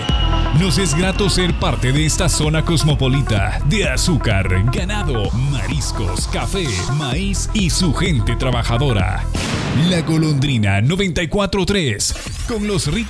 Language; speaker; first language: Spanish; native; Spanish